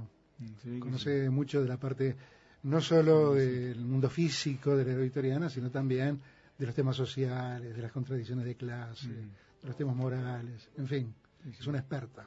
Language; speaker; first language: Spanish; native; Spanish